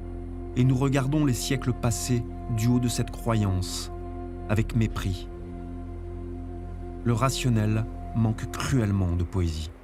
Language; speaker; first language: French; native; French